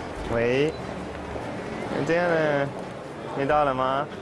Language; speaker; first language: Chinese; non-native, learner; Spanish